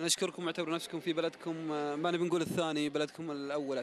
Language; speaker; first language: Arabic; native; Arabic